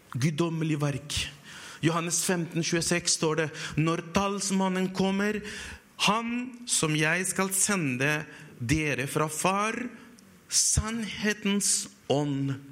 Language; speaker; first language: Norwegian; non-native, fluent; Spanish